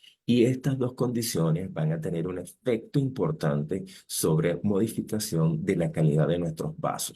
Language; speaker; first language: Spanish; native; Spanish